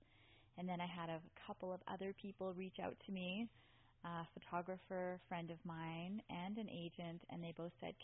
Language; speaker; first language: English; native; English